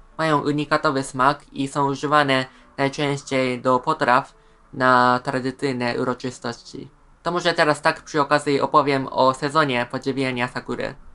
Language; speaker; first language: Polish; non-native, fluent; Japanese